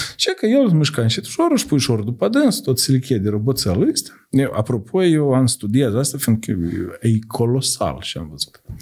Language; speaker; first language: Romanian; native; Romanian